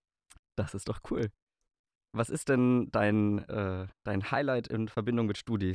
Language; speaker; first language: German; native; German